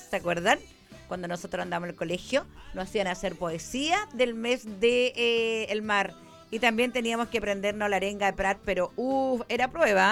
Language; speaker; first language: Spanish; native; Spanish